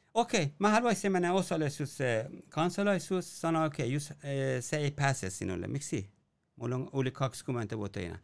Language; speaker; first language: Finnish; non-native, learner; Persian